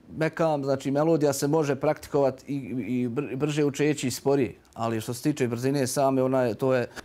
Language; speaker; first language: Croatian; native; Croatian